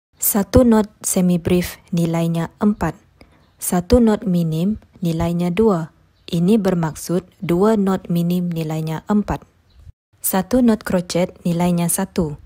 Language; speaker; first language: Malay; non-native, local second language; Iban